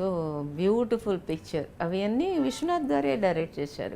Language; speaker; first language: Telugu; non-native, local second language; Tamil